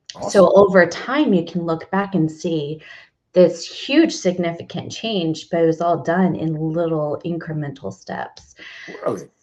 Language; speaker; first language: English; native; English